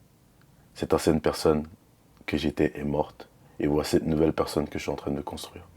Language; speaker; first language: French; native; French